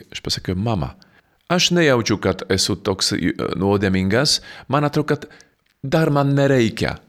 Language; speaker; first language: Lithuanian; non-native, fluent; Slovak